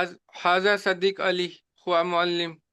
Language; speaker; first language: Arabic; non-native, learner; Urdu